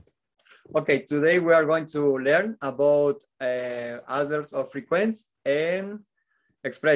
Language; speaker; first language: English; non-native, learner; Spanish